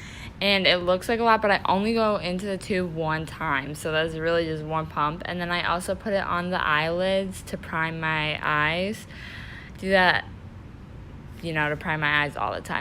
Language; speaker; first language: English; native; English